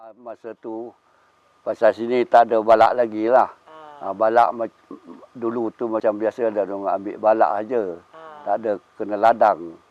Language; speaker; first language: Malay; non-native, local second language; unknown